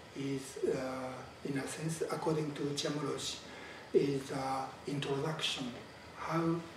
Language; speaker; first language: English; non-native, fluent; Japanese